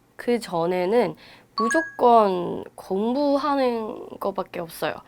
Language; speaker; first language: Korean; non-native, fluent; Burmese